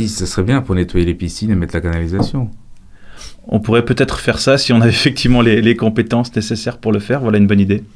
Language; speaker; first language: French; native; French